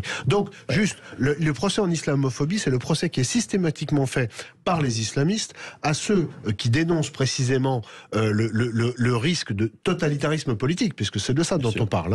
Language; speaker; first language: French; native; French